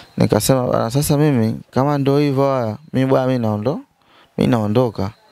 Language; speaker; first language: Swahili; native; Swahili